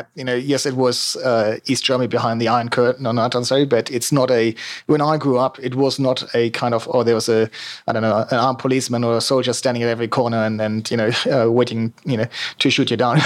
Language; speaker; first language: English; non-native, fluent; German